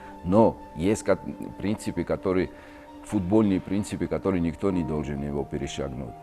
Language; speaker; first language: Russian; non-native, fluent; Georgian